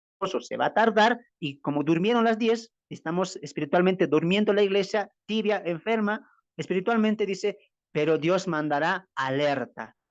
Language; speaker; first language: Spanish; native; Spanish